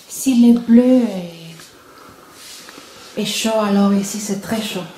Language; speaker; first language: French; non-native, learner; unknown